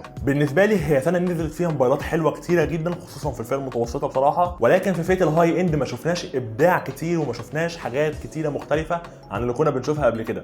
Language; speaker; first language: Arabic; native; Arabic